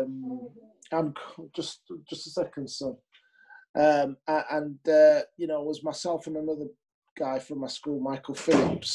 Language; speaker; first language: English; native; English